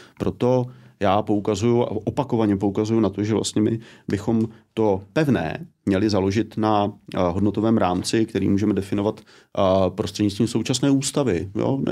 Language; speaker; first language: Czech; native; Czech